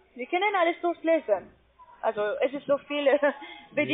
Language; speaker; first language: German; non-native, learner; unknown